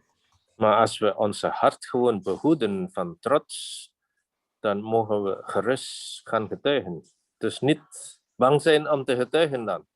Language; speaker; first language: Dutch; non-native, fluent; Indonesian